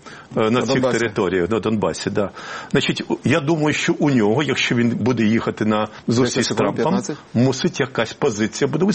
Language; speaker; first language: Ukrainian; native; Ukrainian